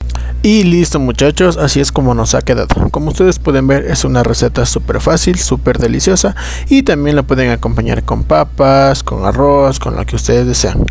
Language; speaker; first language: Spanish; native; Spanish